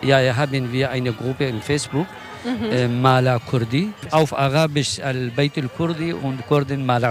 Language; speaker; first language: German; non-native, learner; Kurdish